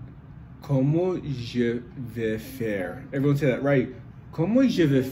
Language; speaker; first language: French; non-native, learner; Filipino